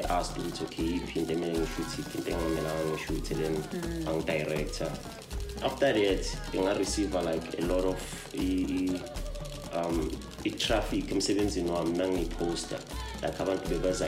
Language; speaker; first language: English; non-native, local second language; Zulu